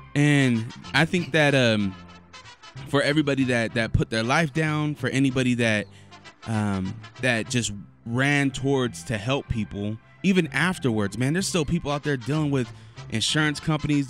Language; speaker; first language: English; native; English